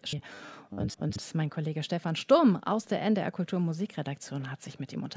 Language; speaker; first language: German; native; German